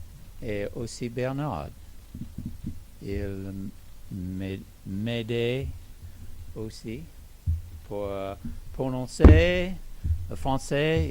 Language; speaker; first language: French; non-native, learner; English